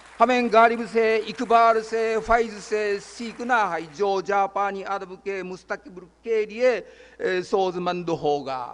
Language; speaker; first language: Urdu; non-native, fluent; Japanese